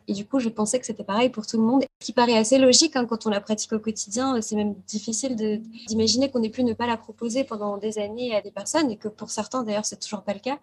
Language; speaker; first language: French; native; French